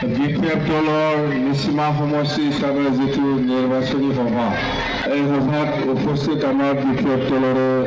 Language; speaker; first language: Assamese; non-native, local second language; Bangla